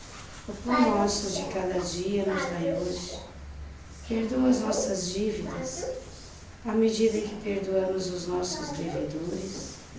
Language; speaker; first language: Portuguese; native; Portuguese